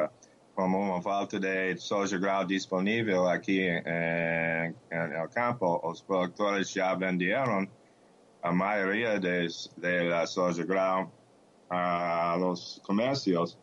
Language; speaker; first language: Portuguese; non-native, fluent; English